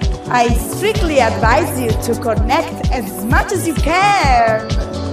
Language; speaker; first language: English; non-native, fluent; Italian